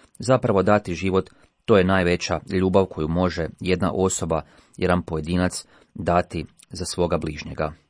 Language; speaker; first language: Croatian; native; Croatian